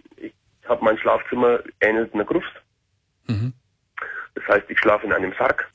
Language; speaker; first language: German; native; German